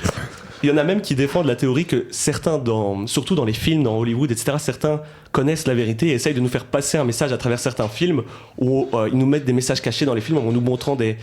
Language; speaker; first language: French; native; French